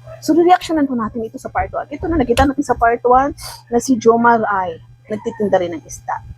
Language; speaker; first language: Filipino; non-native, local second language; Cebuano